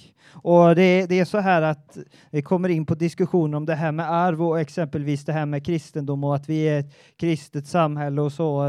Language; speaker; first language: Swedish; native; Swedish